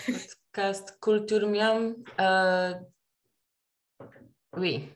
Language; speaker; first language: French; non-native, learner; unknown